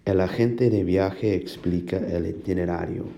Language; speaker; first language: Spanish; non-native, fluent; English